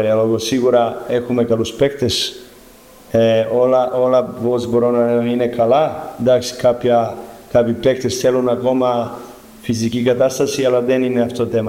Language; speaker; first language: Greek; non-native, learner; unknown